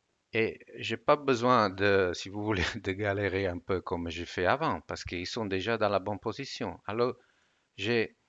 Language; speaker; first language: French; non-native, fluent; Italian